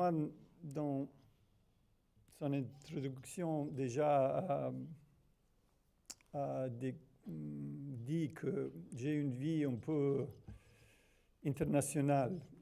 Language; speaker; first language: French; non-native, fluent; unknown